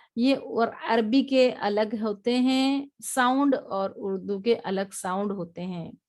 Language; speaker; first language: Urdu; native; Urdu